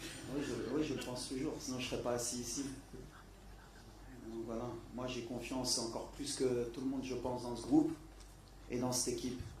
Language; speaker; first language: French; native; French